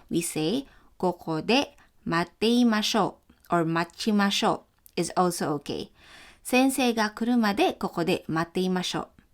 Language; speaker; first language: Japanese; non-native, fluent; Filipino